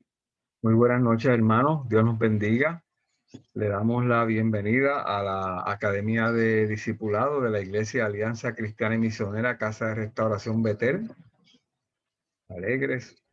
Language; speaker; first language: Spanish; native; Spanish